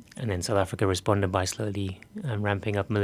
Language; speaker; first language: English; native; English